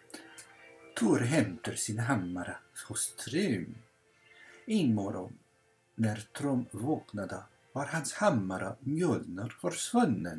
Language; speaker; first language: Swedish; non-native, fluent; English